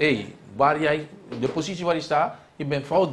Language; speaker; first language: Dutch; non-native, local second language; Papiamento